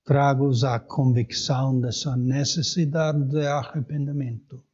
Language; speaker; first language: Portuguese; native; Portuguese